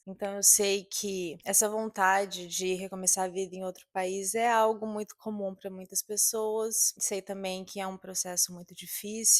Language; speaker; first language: Portuguese; native; Portuguese